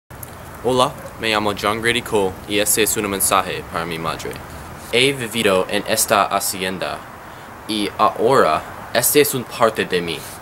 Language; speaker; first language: Spanish; non-native, learner; English